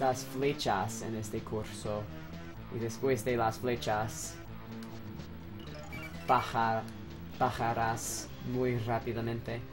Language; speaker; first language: Spanish; non-native, learner; English